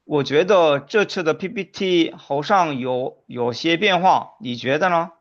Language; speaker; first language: Chinese; non-native, fluent; Korean